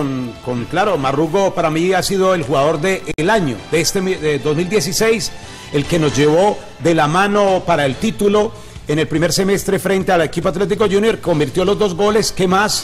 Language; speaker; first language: Spanish; native; Spanish